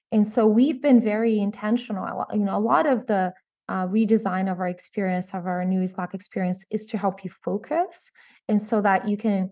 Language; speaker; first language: English; non-native, fluent; Portuguese